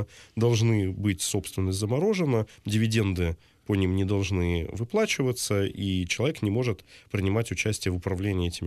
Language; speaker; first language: Russian; native; Russian